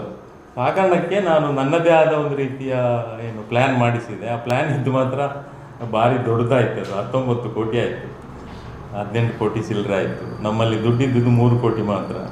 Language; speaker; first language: Kannada; non-native, local second language; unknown